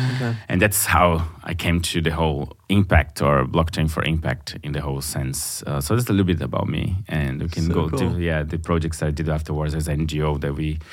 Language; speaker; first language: English; non-native, fluent; Portuguese